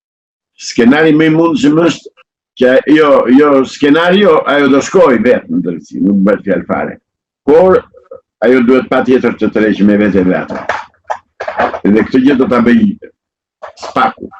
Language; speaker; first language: Albanian; native; Albanian